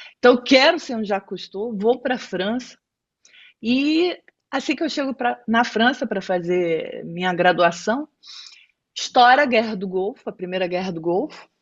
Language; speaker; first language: Portuguese; native; Portuguese